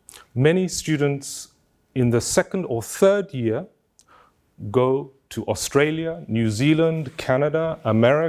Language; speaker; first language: English; non-native, fluent; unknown